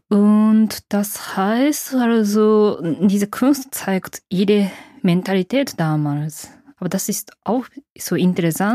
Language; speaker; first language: German; non-native, fluent; Japanese